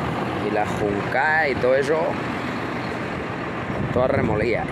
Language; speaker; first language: Spanish; native; Spanish